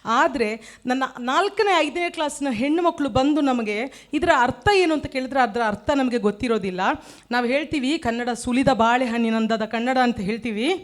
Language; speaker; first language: Kannada; non-native, local second language; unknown